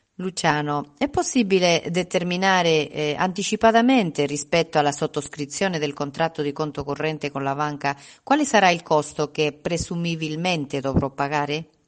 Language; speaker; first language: Italian; non-native, fluent; Spanish